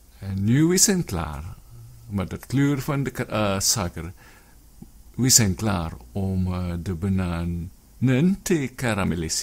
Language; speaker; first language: Dutch; non-native, learner; Filipino